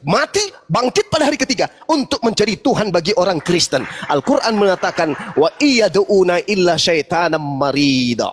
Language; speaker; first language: Indonesian; native; Indonesian